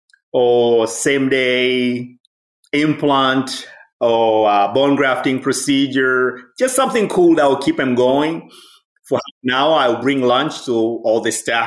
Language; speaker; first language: English; non-native, local second language; Swahili